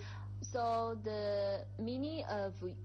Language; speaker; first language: English; non-native, fluent; Chinese